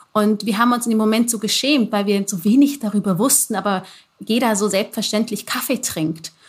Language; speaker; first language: German; early bilingual, other home language; Amharic